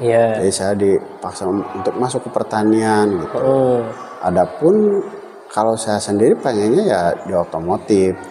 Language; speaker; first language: Indonesian; native; Indonesian